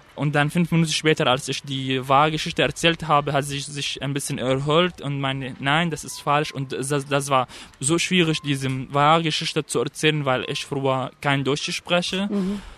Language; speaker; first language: German; non-native, fluent; Arabic